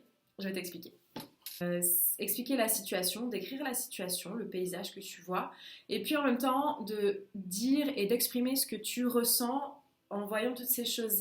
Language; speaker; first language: French; native; French